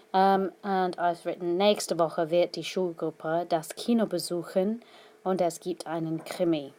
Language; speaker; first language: German; non-native, fluent; English